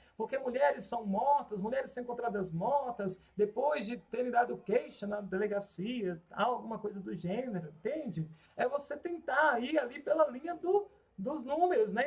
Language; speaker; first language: Portuguese; native; Portuguese